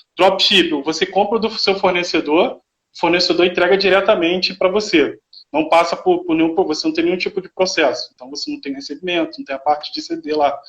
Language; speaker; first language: Portuguese; native; Portuguese